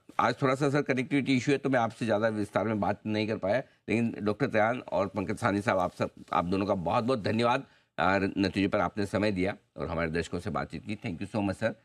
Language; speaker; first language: Hindi; native; Hindi